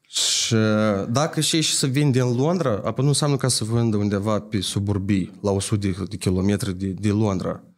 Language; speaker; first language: Romanian; native; Romanian